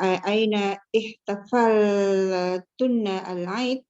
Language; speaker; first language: Arabic; non-native, learner; Malay